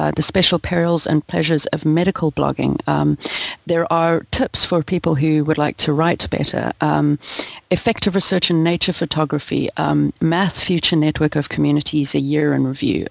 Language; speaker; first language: English; native; English